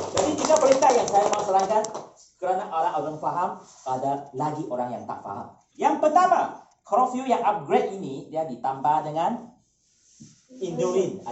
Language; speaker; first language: Malay; non-native, local second language; Chinese